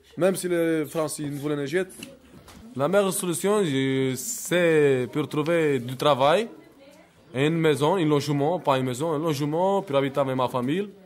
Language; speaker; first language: French; non-native, learner; Romany